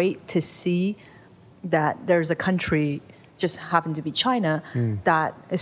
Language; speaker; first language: English; non-native, local second language; Cantonese